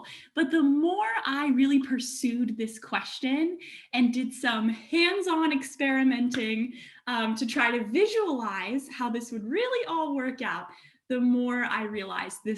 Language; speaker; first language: English; native; English